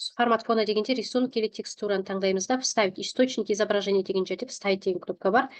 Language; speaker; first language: Russian; non-native, local second language; Kazakh